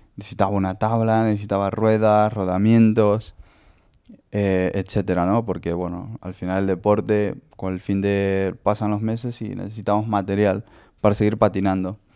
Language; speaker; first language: Spanish; native; Spanish